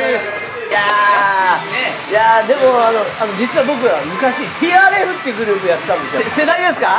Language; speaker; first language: Japanese; native; Japanese